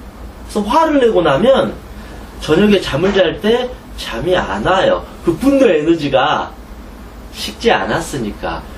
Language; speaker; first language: Korean; native; Korean